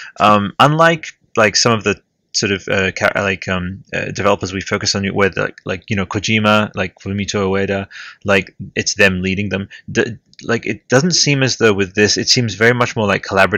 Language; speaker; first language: English; early bilingual, other home language; Italian